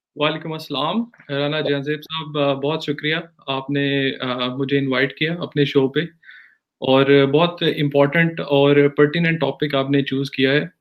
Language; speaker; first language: Urdu; non-native, local second language; Punjabi